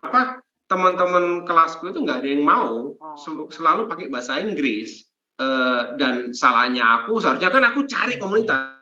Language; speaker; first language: Indonesian; non-native, fluent; English